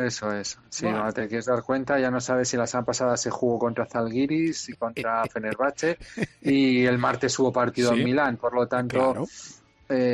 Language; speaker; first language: Spanish; native; Spanish